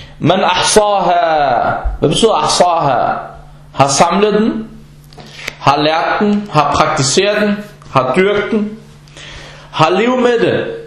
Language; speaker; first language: Danish; non-native, fluent; Arabic